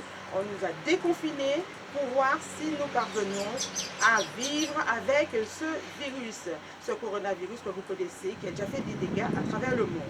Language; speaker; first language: French; native; French